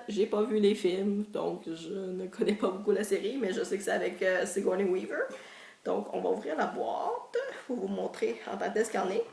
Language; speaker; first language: French; native; French